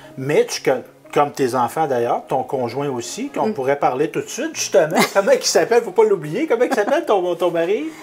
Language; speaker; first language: French; native; French